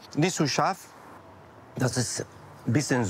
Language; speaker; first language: German; non-native, learner; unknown